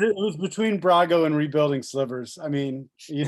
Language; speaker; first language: English; native; English